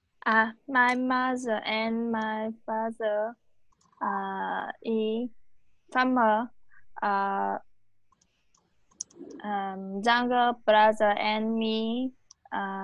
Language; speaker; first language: English; non-native, learner; Vietnamese